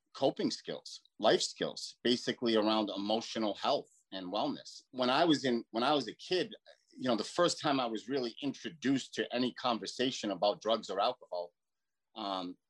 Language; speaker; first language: English; native; English